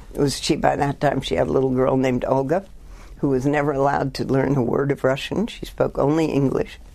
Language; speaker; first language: English; native; English